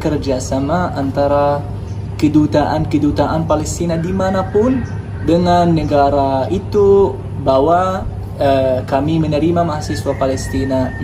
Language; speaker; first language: Indonesian; non-native, fluent; Arabic